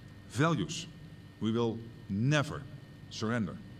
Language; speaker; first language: English; non-native, fluent; Dutch